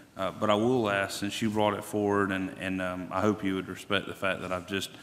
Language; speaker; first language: English; native; English